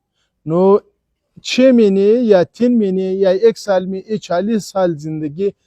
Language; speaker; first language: Hindi; non-native, fluent; Pashto